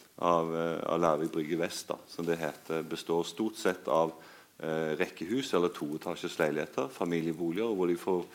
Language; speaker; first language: Norwegian; native; Norwegian